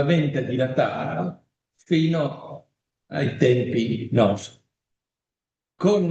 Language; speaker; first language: Italian; native; Italian